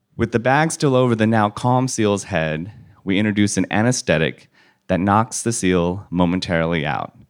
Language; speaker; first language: English; native; English